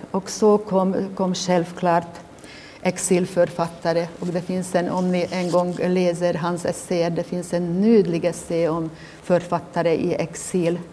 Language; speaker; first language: Swedish; non-native, fluent; Hungarian